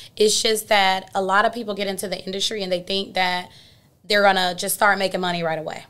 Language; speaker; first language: English; native; English